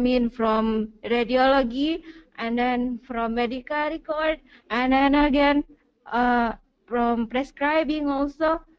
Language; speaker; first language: English; non-native, learner; Indonesian